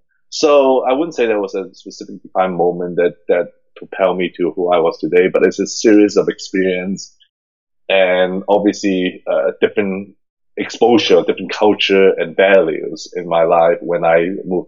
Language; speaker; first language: English; early bilingual, other home language; Cantonese